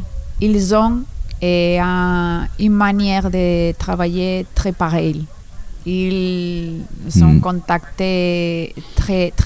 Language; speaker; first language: French; non-native, learner; Spanish